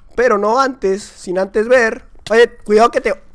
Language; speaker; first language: Spanish; native; Spanish